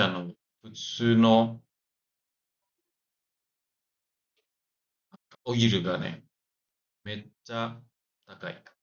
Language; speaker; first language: Japanese; non-native, learner; Indonesian